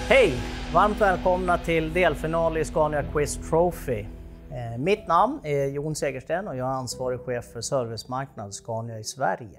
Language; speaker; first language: Swedish; native; Swedish